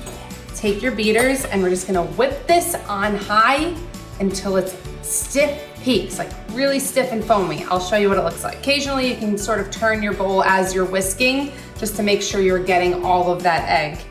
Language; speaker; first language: English; native; English